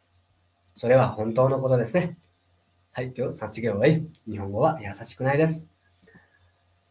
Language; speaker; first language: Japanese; non-native, fluent; Nepali